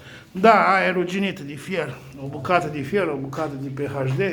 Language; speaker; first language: Romanian; native; Romanian